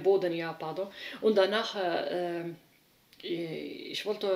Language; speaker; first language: German; non-native, learner; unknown